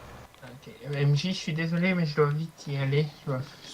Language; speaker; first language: French; native; French